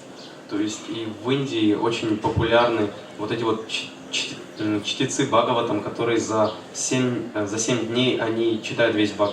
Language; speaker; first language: Russian; native; Russian